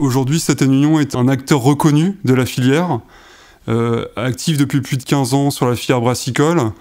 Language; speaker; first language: French; native; French